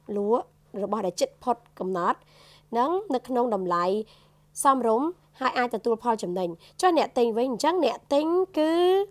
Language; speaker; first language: Khmer; native; Khmer